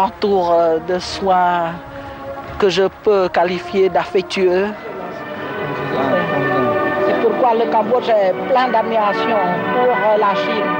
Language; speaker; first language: French; non-native, local second language; Khmer